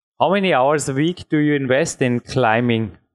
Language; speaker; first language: English; non-native, fluent; German